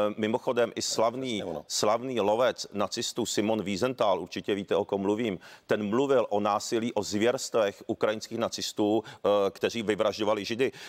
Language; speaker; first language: Czech; early bilingual, other home language; Japanese